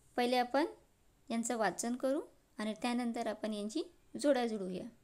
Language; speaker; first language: Marathi; non-native, local second language; Urdu